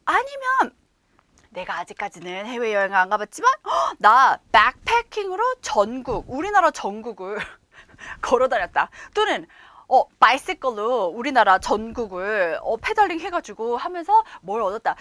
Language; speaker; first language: Korean; native; Korean